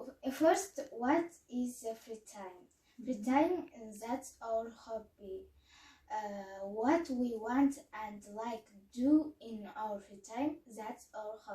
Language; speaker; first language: English; non-native, learner; Kazakh